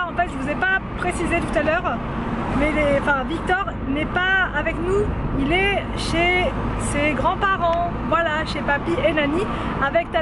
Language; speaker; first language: French; native; French